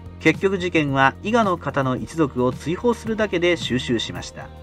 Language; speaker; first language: Japanese; native; Japanese